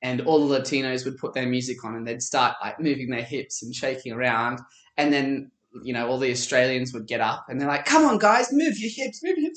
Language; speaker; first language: English; native; English